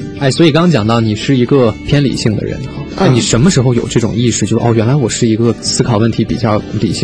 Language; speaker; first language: Chinese; native; Chinese